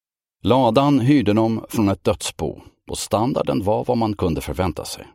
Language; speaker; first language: Swedish; native; Swedish